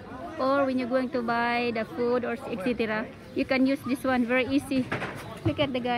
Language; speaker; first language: English; non-native, local second language; Filipino